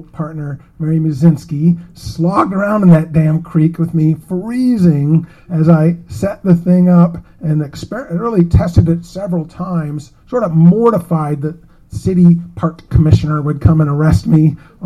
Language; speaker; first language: English; native; English